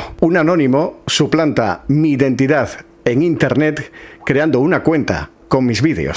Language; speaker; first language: Spanish; native; Spanish